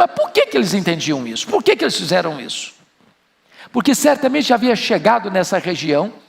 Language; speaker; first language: Portuguese; native; Portuguese